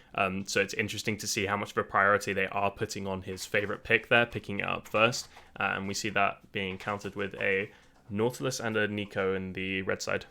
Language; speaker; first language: English; native; English